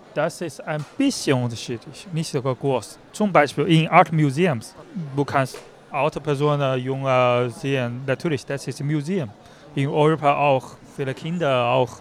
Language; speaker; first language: German; non-native, learner; Chinese